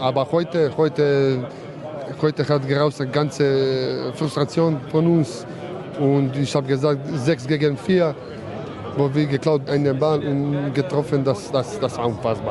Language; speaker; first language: German; non-native, learner; Croatian